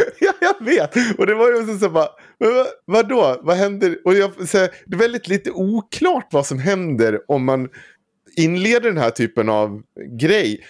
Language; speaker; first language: Swedish; native; Swedish